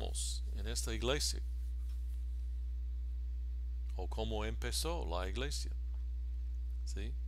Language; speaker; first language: Spanish; non-native, fluent; English